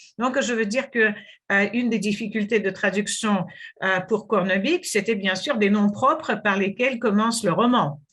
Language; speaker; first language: French; non-native, fluent; Russian